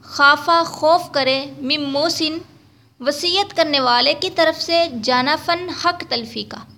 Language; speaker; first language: Urdu; native; Urdu